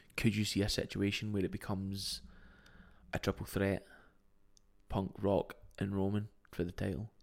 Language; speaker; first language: English; native; English